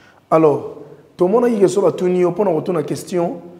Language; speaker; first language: French; non-native, local second language; Lingala